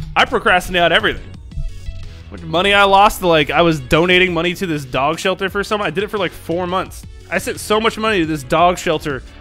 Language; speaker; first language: English; native; English